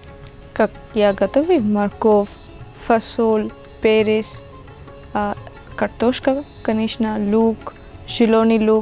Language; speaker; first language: Russian; non-native, learner; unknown